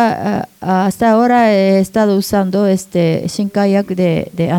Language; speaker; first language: Spanish; non-native, learner; Japanese